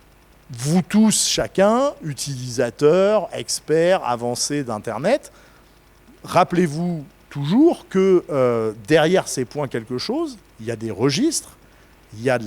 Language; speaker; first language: French; native; French